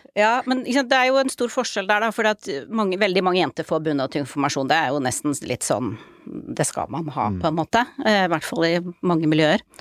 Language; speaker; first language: Norwegian; native; Norwegian